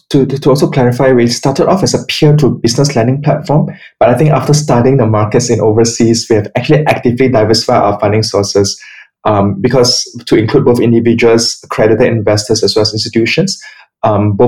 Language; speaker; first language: English; non-native, local second language; Chinese